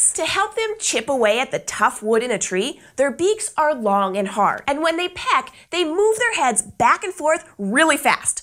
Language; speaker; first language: English; native; English